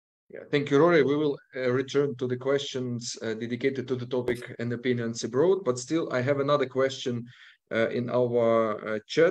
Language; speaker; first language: English; non-native, fluent; Ukrainian